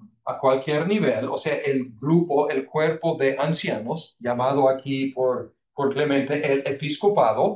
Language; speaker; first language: Spanish; non-native, fluent; English